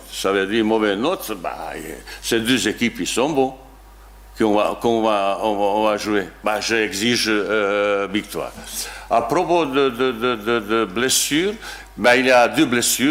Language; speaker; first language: French; non-native, learner; Bosnian